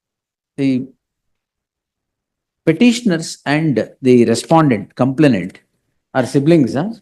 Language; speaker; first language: English; non-native, local second language; Kannada